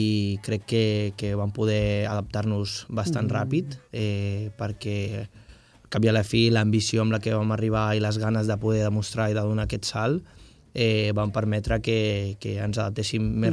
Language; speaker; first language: Catalan; non-native, fluent; Portuguese